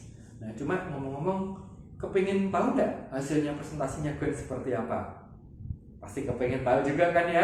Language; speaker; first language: Indonesian; native; Indonesian